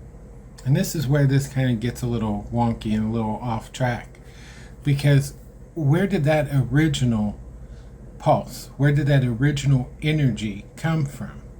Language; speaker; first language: English; native; English